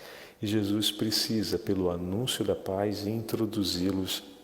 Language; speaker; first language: Portuguese; native; Portuguese